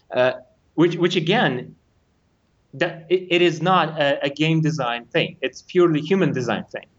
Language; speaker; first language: English; non-native, fluent; Russian